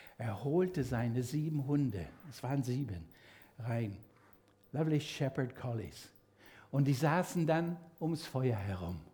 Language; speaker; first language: German; non-native, fluent; Spanish